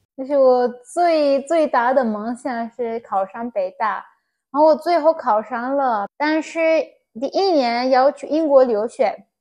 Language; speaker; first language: Chinese; non-native, fluent; Persian